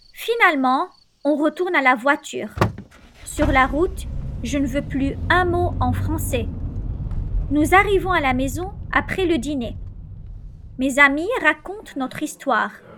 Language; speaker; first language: French; non-native, local second language; Arabic